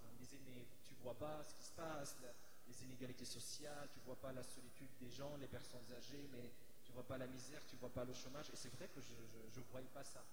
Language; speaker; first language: French; non-native, fluent; Arabic